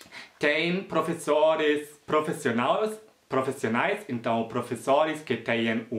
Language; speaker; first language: Portuguese; non-native, fluent; German